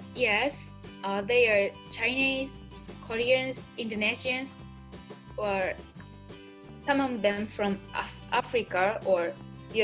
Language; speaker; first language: English; non-native, learner; Japanese